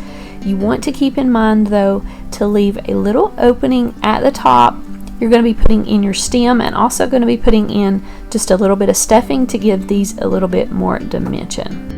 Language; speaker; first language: English; native; English